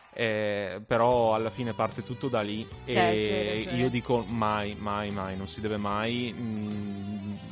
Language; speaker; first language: Italian; native; Italian